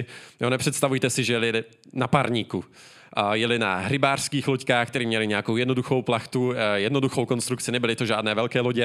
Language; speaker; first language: Czech; native; Czech